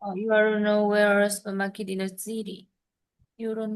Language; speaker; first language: English; non-native, learner; Vietnamese